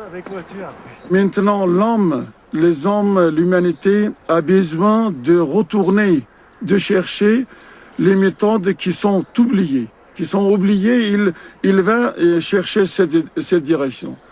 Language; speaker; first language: French; non-native, learner; Uzbek